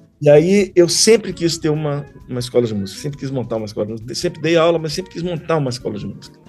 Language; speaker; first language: Portuguese; native; Portuguese